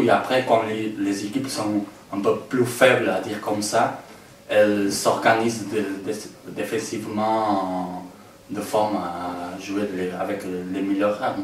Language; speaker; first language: French; non-native, fluent; Portuguese